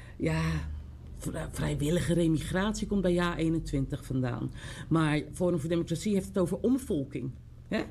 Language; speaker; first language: Dutch; native; Dutch